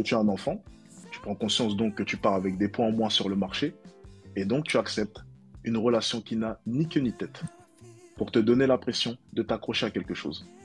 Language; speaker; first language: French; native; French